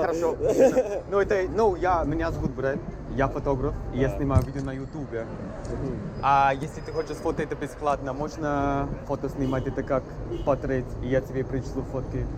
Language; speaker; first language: Russian; non-native, learner; English